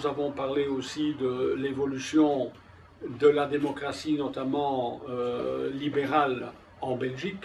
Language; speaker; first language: French; native; French